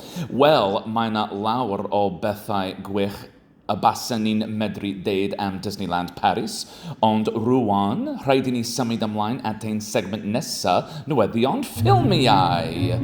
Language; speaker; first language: Welsh; non-native, learner; English